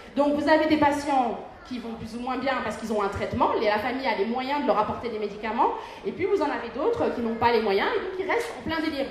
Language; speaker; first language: French; early bilingual, other home language; Arabic